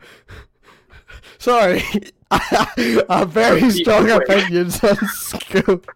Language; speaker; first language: English; native; English